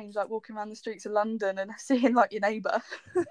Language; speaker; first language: English; native; English